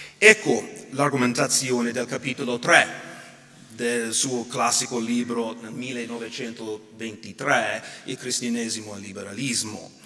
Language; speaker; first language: Italian; non-native, fluent; English